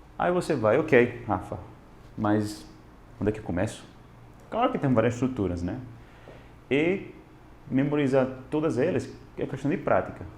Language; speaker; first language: Portuguese; non-native, fluent; Italian